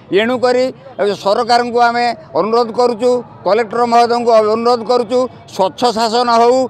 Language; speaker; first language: Odia; native; Odia